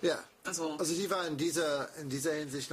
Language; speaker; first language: German; non-native, fluent; English